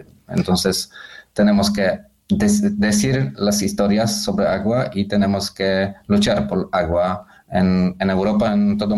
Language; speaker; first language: Spanish; non-native, fluent; Polish